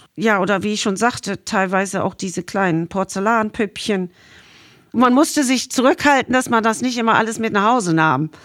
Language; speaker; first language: German; non-native, fluent; English